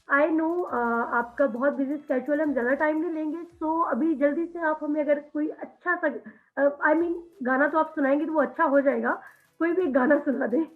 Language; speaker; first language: Urdu; native; Urdu